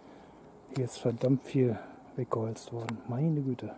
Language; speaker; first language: German; native; German